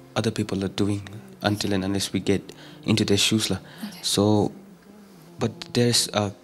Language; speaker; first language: English; non-native, fluent; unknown